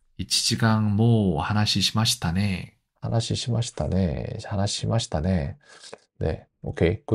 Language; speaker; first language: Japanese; non-native, learner; Korean